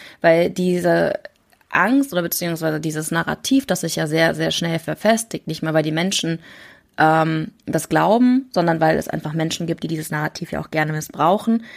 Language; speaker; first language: German; early bilingual, other home language; Korean